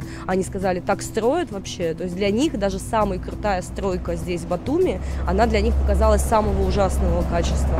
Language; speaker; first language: Russian; native; Russian